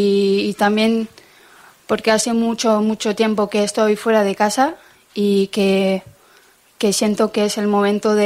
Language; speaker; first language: Spanish; non-native, fluent; French